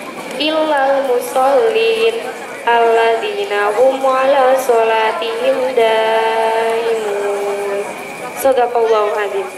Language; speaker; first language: Arabic; non-native, learner; Indonesian